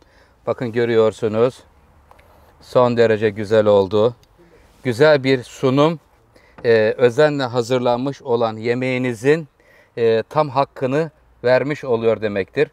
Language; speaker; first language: Turkish; native; Turkish